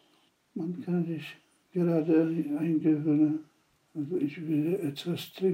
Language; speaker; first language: German; non-native, fluent; Polish